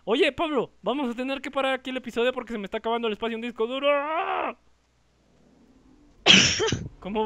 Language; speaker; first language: Spanish; native; Spanish